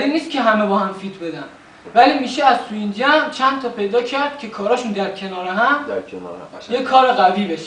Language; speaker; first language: Persian; native; Persian